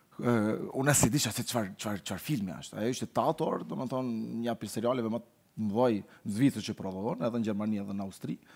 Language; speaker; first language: Albanian; native; Albanian